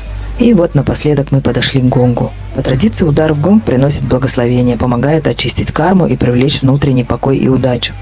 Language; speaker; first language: Russian; native; Russian